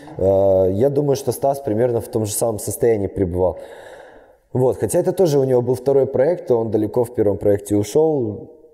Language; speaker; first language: Russian; native; Russian